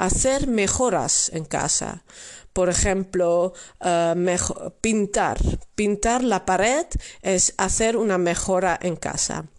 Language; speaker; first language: Spanish; non-native, learner; Dutch